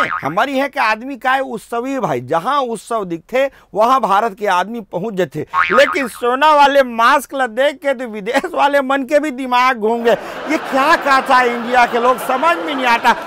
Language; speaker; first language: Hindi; non-native, local second language; Chhattisgarhi